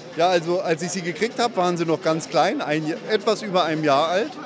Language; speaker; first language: German; native; German